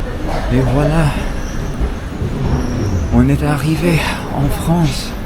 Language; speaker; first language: French; non-native, fluent; English